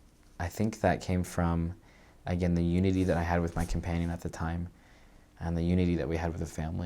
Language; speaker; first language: English; native; English